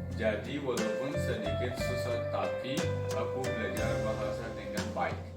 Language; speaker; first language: Indonesian; non-native, learner; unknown